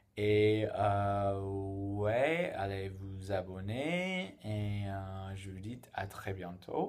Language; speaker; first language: French; non-native, fluent; English